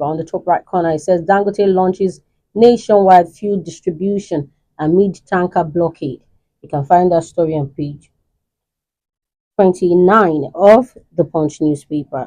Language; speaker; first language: English; non-native, local second language; Yoruba